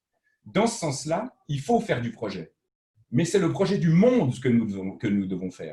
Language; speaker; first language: French; native; French